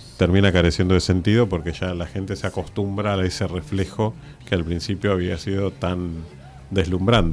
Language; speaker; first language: Spanish; native; Spanish